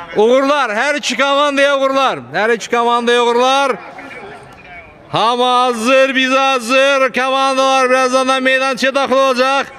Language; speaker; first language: Azerbaijani; native; Azerbaijani